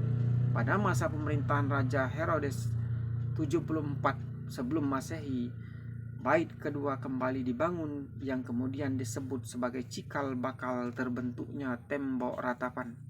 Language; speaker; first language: Indonesian; native; Indonesian